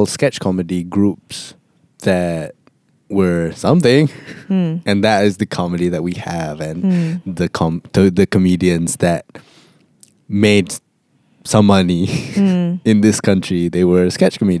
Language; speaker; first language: English; non-native, local second language; Malay